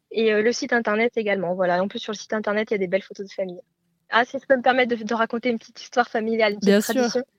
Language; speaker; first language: French; native; French